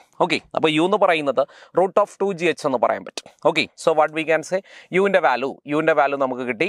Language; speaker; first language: Malayalam; native; Malayalam